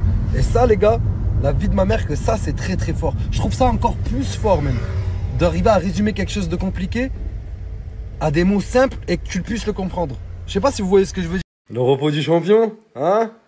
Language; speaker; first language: French; native; French